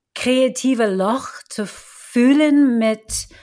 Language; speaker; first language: German; non-native, fluent; English